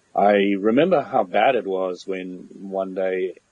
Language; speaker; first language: English; native; English